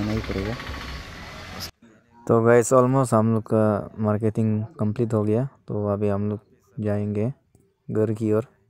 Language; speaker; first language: Hindi; non-native, local second language; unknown